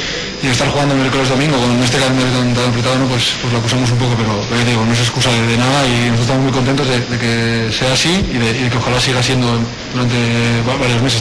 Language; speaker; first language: Spanish; native; Spanish